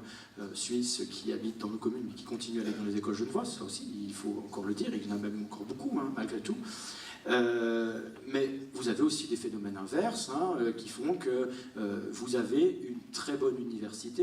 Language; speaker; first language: French; native; French